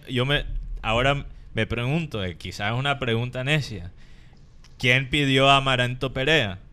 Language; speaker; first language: Spanish; non-native, fluent; English